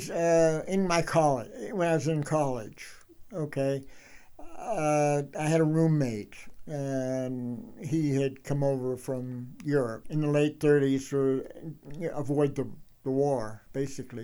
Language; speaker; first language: English; native; English